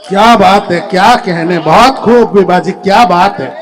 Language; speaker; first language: Hindi; native; Hindi